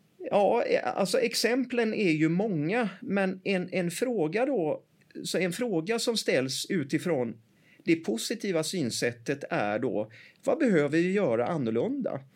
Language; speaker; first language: Swedish; early bilingual, other home language; Persian